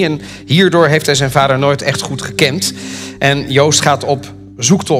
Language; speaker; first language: Dutch; native; Dutch